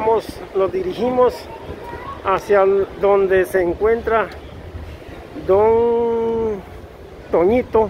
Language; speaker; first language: Spanish; native; Spanish